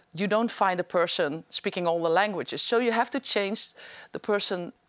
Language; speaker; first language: English; non-native, fluent; Dutch